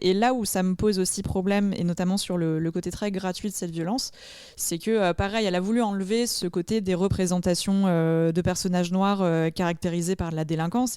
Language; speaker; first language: French; native; French